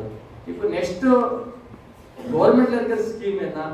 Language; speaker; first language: Tamil; non-native, learner; Kannada